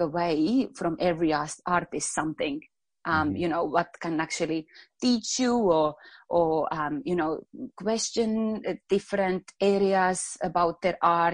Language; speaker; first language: English; non-native, fluent; Estonian